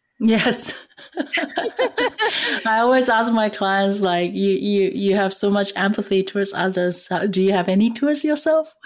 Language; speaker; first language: English; non-native, fluent; Cantonese